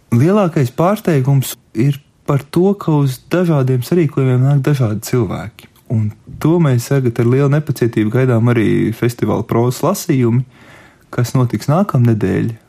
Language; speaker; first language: Latvian; native; Latvian